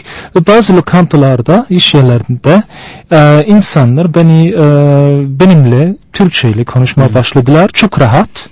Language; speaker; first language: Turkish; non-native, fluent; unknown